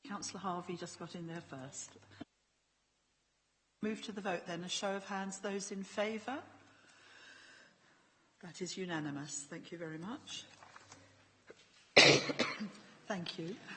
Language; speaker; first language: English; native; English